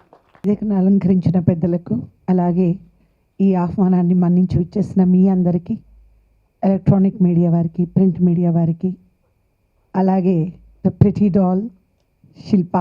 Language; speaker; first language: Telugu; native; Telugu